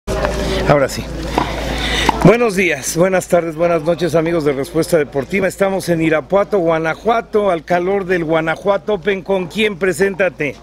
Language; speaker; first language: Spanish; native; Spanish